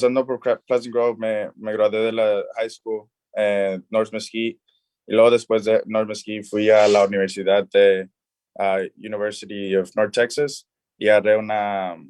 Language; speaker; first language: Spanish; early bilingual, other home language; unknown